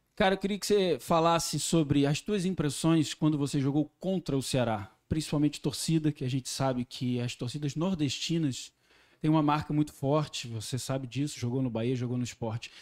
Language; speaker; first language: Portuguese; native; Portuguese